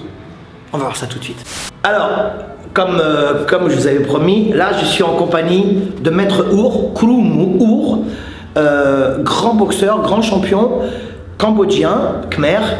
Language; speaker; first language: French; native; French